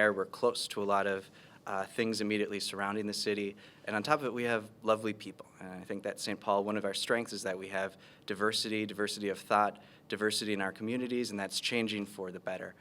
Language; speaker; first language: English; early bilingual, other home language; Spanish